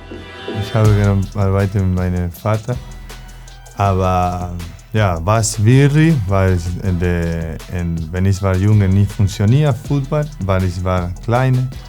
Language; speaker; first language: German; non-native, learner; Spanish